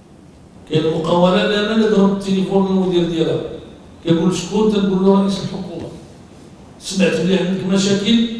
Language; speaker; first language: Arabic; native; Arabic